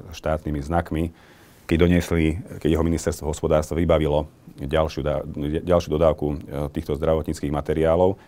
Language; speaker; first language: Slovak; non-native, local second language; Hungarian